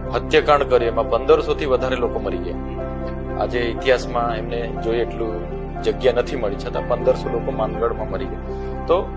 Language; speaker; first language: Gujarati; non-native, local second language; Bhili